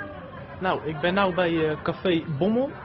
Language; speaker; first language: Dutch; native; Dutch